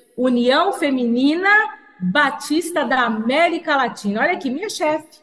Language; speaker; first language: Portuguese; native; Portuguese